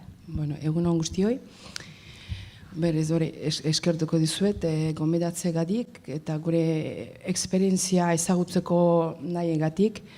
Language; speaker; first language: Basque; non-native, learner; Azerbaijani